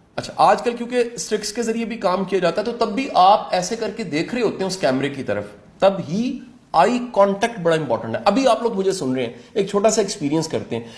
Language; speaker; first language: Urdu; non-native, local second language; Punjabi